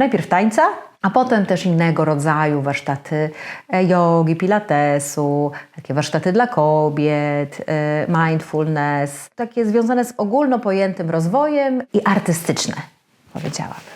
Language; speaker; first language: Polish; native; Polish